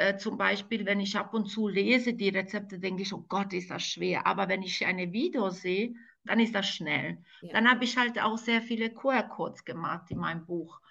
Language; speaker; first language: German; non-native, fluent; Serbian